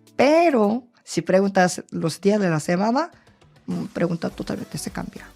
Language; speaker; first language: Spanish; non-native, learner; Korean